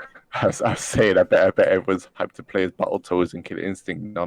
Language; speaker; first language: English; native; English